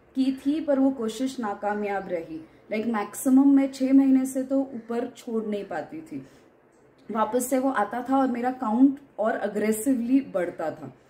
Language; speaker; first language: Hindi; non-native, local second language; Marathi